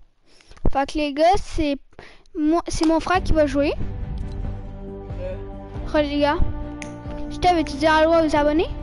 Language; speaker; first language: French; native; French